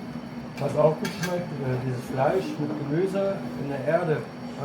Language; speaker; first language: German; non-native, learner; Mongolian